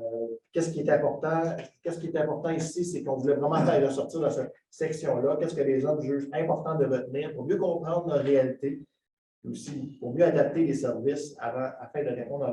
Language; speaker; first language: French; native; French